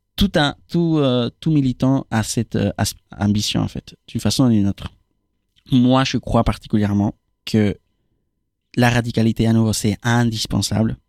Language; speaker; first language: French; non-native, fluent; Spanish